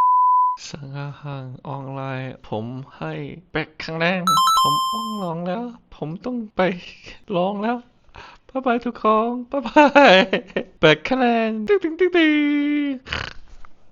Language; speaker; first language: Thai; non-native, learner; Cantonese